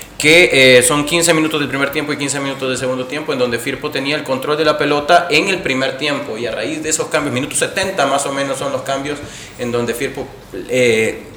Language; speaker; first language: Spanish; native; Spanish